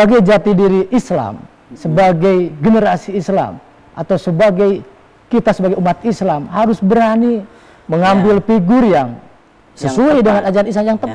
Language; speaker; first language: Indonesian; native; Indonesian